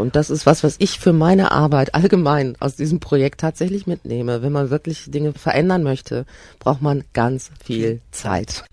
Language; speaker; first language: German; native; German